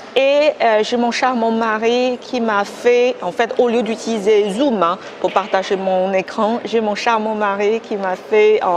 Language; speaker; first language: French; non-native, fluent; Chinese